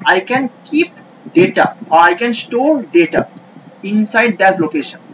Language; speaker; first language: English; non-native, local second language; Bangla